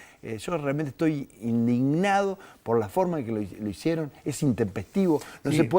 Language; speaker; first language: Spanish; native; Spanish